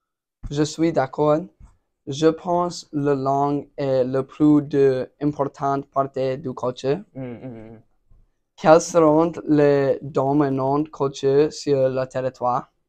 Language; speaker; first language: French; non-native, learner; English